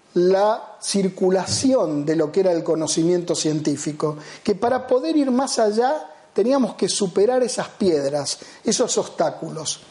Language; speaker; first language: Spanish; native; Spanish